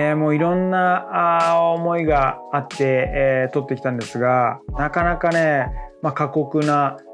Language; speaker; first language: Japanese; early bilingual, other home language; French